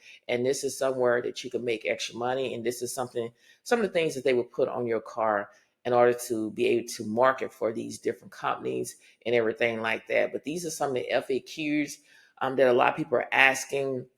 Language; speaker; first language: English; native; English